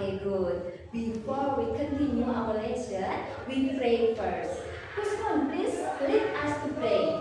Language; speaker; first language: English; non-native, learner; Indonesian